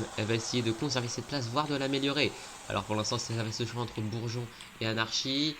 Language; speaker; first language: French; native; French